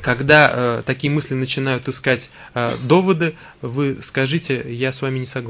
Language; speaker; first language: Russian; native; Russian